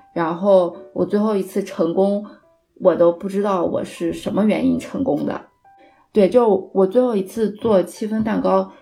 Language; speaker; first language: Chinese; native; Chinese